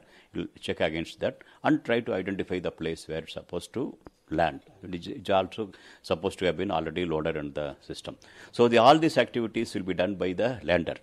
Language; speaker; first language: English; non-native, local second language; Tamil